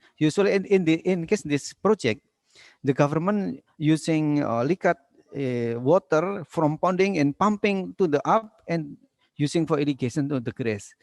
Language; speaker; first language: English; non-native, learner; Indonesian